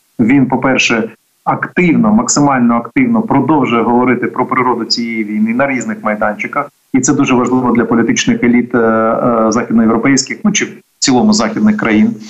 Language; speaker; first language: Ukrainian; native; Ukrainian